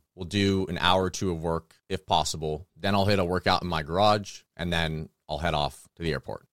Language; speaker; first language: English; native; English